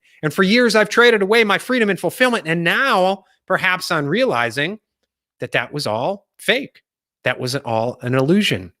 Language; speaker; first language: English; native; English